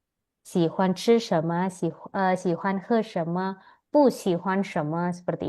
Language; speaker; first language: Chinese; non-native, fluent; Indonesian